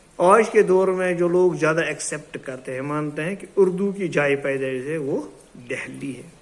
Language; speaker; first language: Urdu; non-native, local second language; Kashmiri